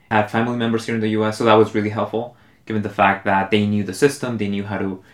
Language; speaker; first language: English; early bilingual, other home language; Spanish